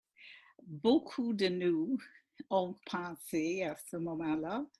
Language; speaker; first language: French; non-native, fluent; English